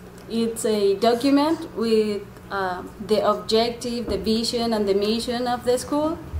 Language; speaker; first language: English; non-native, fluent; Spanish